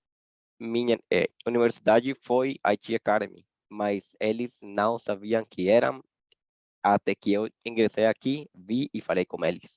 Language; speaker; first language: Portuguese; non-native, fluent; Spanish